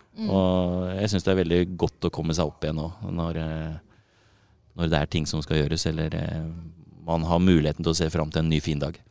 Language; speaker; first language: Norwegian; native; Norwegian